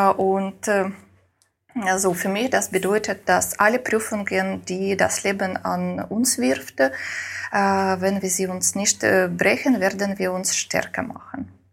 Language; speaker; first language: German; non-native, learner; Ukrainian